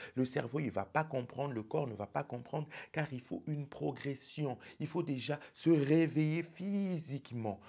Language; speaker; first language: French; non-native, local second language; Lingala